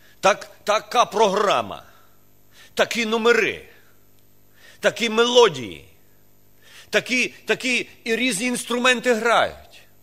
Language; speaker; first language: Ukrainian; non-native, local second language; Russian